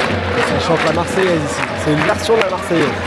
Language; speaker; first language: French; native; French